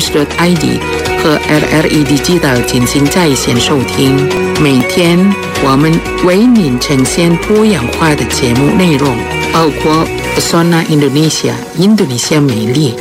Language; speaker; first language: Chinese; early bilingual, heritage; Chinese